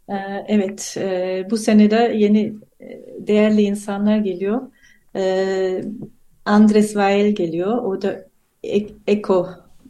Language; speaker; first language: Turkish; non-native, fluent; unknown